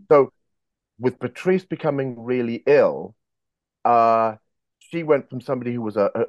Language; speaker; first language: English; native; English